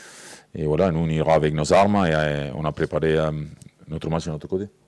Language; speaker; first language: French; native; French